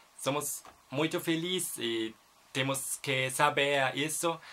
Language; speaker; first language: Portuguese; non-native, fluent; German